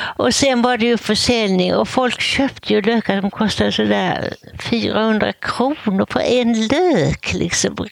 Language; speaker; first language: Swedish; native; Swedish